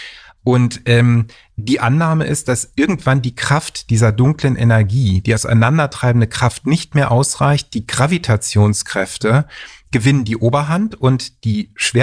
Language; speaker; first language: German; native; German